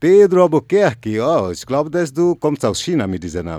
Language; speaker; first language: German; non-native, learner; Portuguese